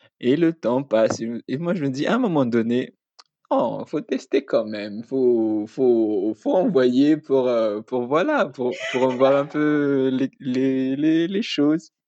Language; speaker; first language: French; non-native, local second language; Malagasy